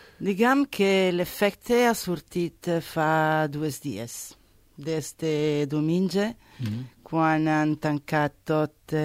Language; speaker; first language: Catalan; non-native, learner; Italian